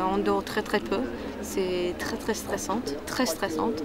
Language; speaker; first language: French; non-native, fluent; English